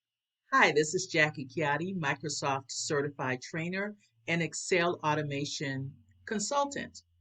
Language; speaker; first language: English; native; English